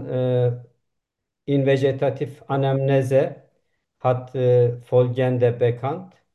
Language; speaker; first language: German; non-native, learner; Turkish